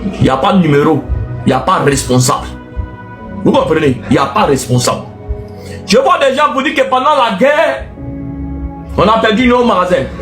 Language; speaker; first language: French; non-native, local second language; Arabic